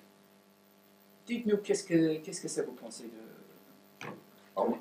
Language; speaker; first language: French; non-native, learner; English